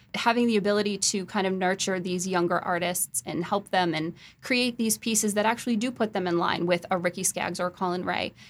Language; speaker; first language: English; native; English